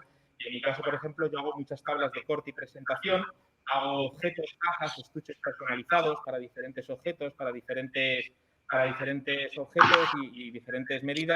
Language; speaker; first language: Spanish; native; Spanish